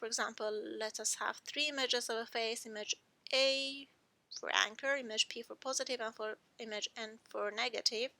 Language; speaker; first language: English; non-native, fluent; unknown